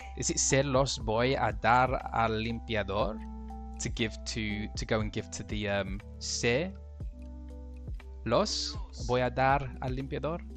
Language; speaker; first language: Spanish; non-native, learner; English